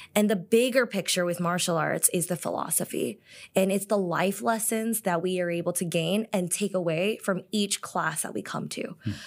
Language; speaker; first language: English; early bilingual, other home language; Korean